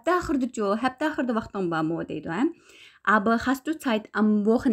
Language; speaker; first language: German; non-native, fluent; Uyghur